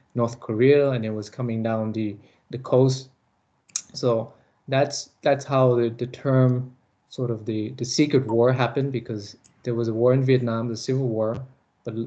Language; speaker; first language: English; early bilingual, other home language; Lao